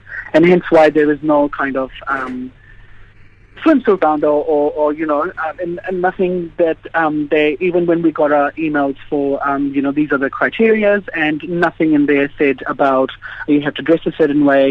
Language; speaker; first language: English; native; English